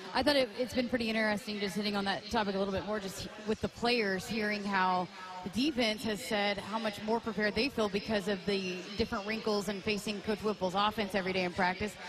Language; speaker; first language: English; native; English